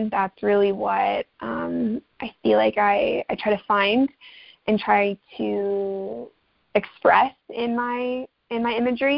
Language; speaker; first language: English; native; English